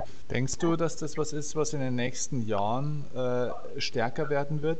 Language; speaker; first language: German; native; German